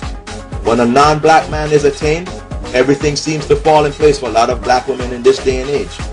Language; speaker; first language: English; native; English